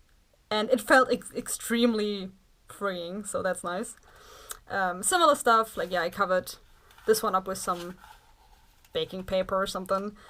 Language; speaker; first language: English; non-native, fluent; German